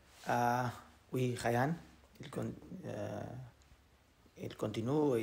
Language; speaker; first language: French; non-native, learner; Portuguese